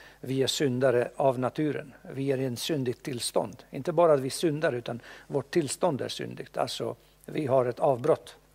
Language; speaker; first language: Swedish; non-native, fluent; Bosnian